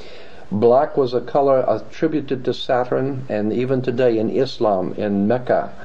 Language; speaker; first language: English; native; English